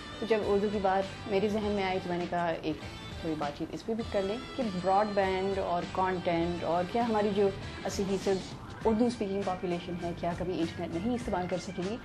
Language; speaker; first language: Urdu; native; Urdu